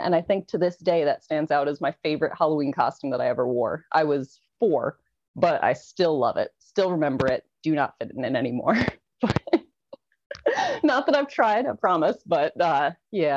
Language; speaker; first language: English; native; English